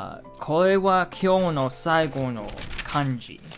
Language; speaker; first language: Japanese; non-native, learner; English